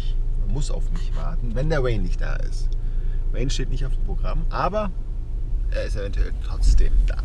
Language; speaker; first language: German; native; German